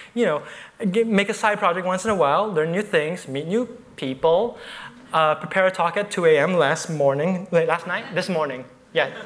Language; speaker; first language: English; native; English